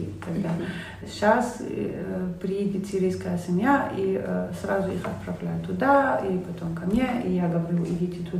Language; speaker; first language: Russian; non-native, fluent; German